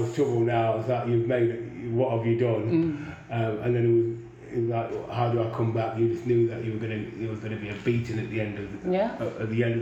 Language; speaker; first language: English; native; English